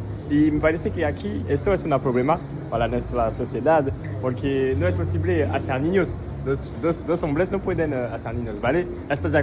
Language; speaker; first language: Spanish; non-native, learner; French